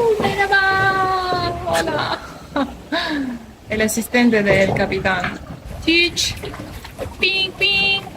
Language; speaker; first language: Spanish; non-native, learner; Turkish